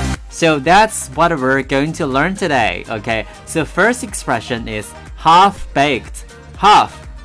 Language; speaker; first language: English; non-native, fluent; Chinese